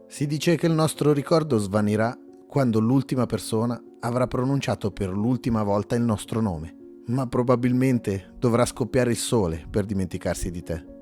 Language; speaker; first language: Italian; native; Italian